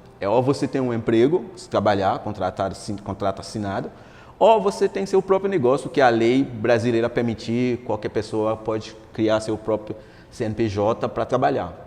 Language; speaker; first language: Portuguese; non-native, fluent; Haitian Creole